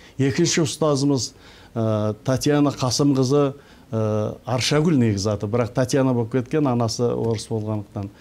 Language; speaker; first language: Kazakh; early bilingual, heritage; Kazakh